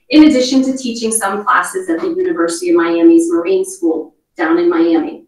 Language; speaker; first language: English; native; English